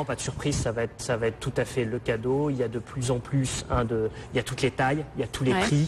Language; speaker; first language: French; native; French